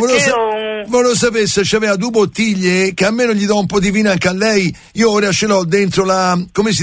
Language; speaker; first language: Italian; native; Italian